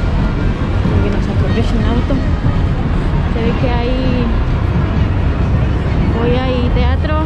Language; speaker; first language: Spanish; native; Spanish